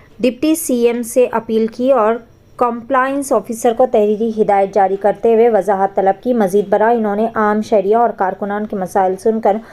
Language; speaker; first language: Urdu; native; Urdu